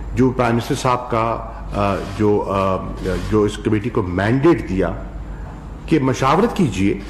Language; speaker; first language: Urdu; native; Urdu